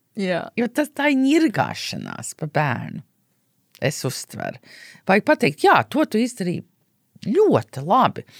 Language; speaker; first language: Latvian; early bilingual, heritage; Latvian